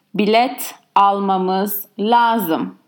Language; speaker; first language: Turkish; non-native, learner; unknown